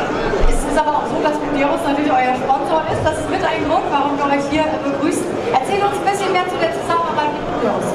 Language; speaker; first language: German; native; German